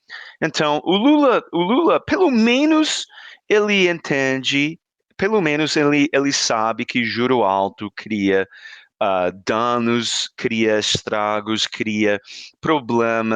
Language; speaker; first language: Portuguese; non-native, fluent; English